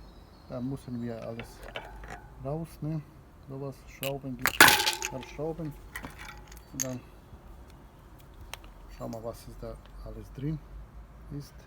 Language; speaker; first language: German; non-native, learner; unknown